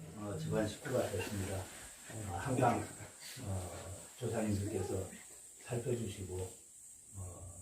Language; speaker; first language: Korean; native; Korean